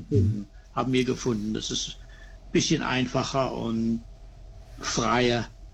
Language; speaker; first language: German; early bilingual, heritage; German